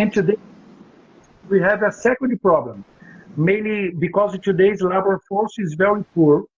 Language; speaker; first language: English; non-native, learner; Portuguese